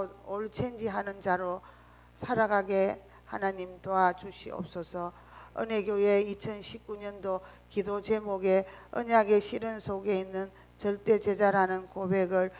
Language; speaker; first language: Korean; native; Korean